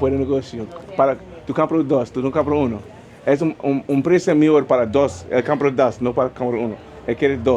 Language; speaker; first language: Spanish; non-native, learner; English